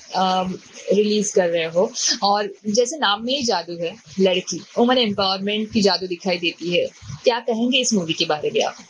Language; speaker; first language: Hindi; non-native, local second language; Marathi